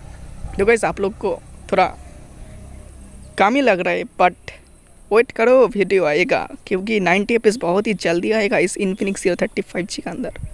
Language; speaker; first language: Hindi; non-native, local second language; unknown